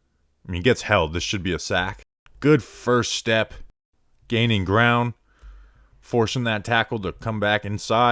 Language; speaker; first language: English; native; English